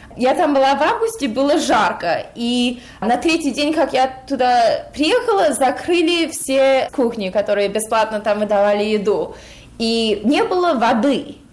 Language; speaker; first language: Russian; early bilingual, heritage; Russian